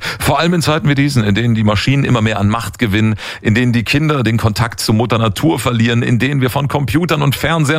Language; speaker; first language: German; native; German